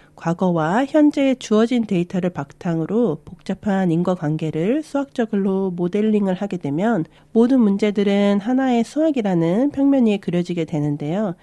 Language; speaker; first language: Korean; early bilingual, other home language; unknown